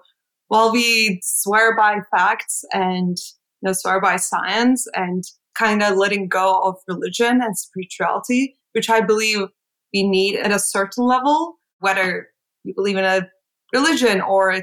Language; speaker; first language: English; non-native, fluent; Turkish